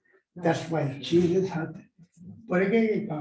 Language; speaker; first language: German; non-native, learner; Urdu